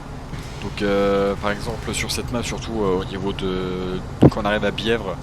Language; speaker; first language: French; native; French